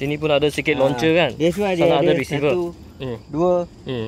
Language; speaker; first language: Malay; native; Malay